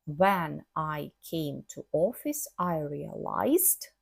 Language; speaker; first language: English; non-native, fluent; Ukrainian